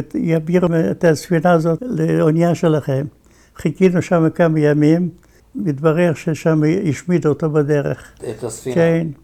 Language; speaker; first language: Hebrew; non-native, fluent; Romanian